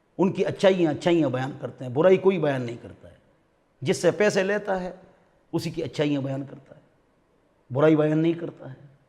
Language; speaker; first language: Urdu; non-native, local second language; Pashto